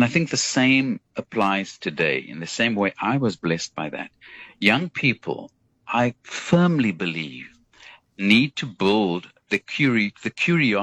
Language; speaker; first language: English; native; English